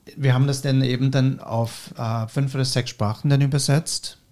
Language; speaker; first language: German; non-native, fluent; English